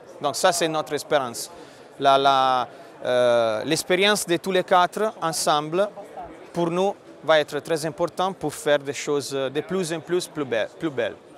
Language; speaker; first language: French; non-native, fluent; Italian